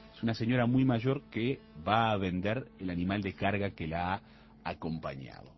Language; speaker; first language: Spanish; native; Spanish